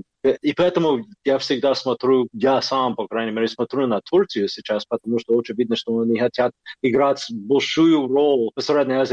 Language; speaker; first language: Russian; non-native, fluent; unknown